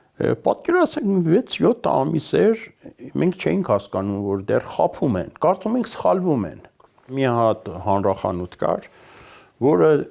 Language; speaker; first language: Armenian; early bilingual, heritage; Armenian